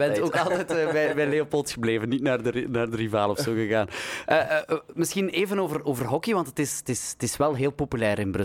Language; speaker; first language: Dutch; native; Dutch